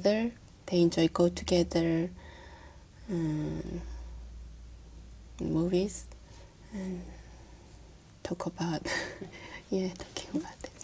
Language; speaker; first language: English; non-native, learner; Korean